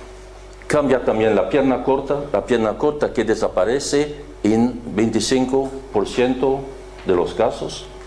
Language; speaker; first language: Spanish; non-native, fluent; French